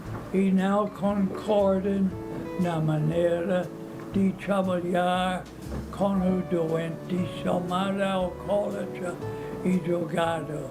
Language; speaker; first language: Portuguese; non-native, fluent; English